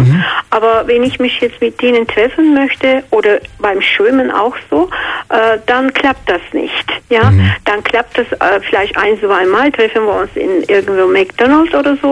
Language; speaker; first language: German; non-native, fluent; Georgian